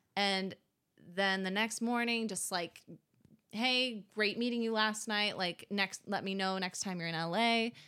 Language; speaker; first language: English; native; English